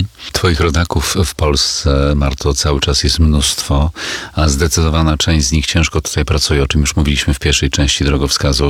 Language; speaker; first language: Polish; native; Polish